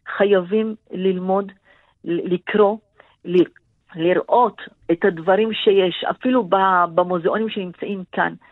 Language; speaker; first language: Hebrew; non-native, local second language; Arabic